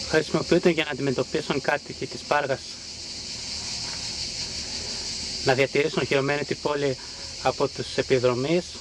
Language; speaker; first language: Greek; native; Greek